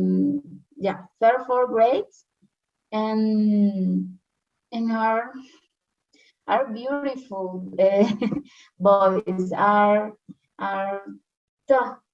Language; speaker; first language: English; non-native, learner; Spanish